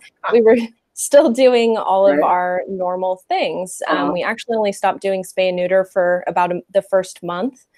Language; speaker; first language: English; native; English